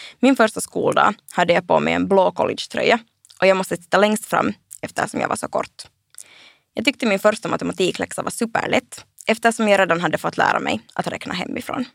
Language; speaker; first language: Swedish; native; Swedish